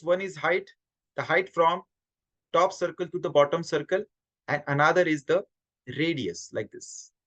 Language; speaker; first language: English; non-native, local second language; Hindi